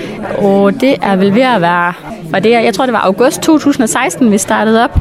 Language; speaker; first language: Danish; native; Danish